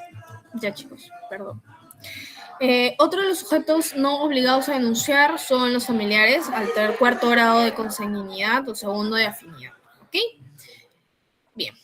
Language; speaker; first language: Spanish; native; Spanish